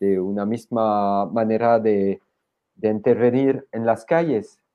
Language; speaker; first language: Spanish; non-native, fluent; French